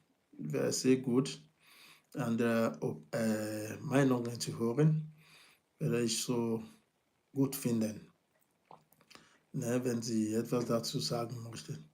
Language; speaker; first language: German; non-native, fluent; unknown